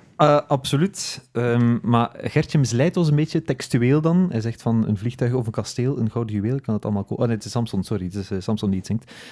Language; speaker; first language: Dutch; native; Dutch